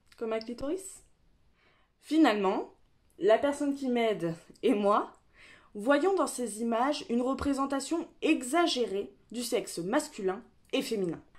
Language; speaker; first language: French; native; French